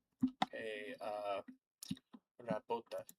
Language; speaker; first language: Russian; non-native, learner; English